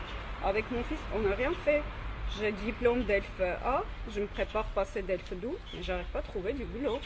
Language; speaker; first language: French; non-native, learner; Armenian